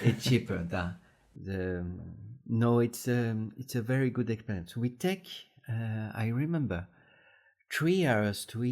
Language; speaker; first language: English; non-native, learner; French